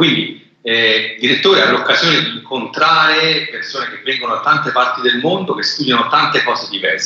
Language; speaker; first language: Italian; native; Italian